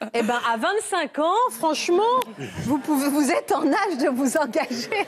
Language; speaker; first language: French; native; French